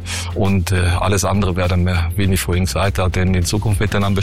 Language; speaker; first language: German; native; German